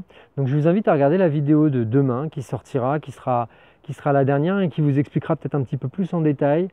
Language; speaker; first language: French; native; French